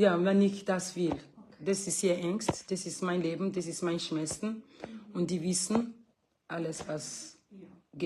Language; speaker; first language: German; non-native, learner; English